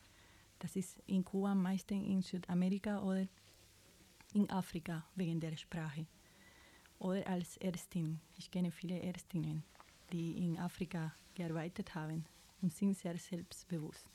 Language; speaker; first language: German; non-native, fluent; Spanish